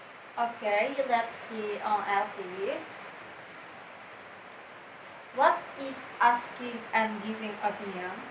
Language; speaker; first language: English; non-native, learner; Indonesian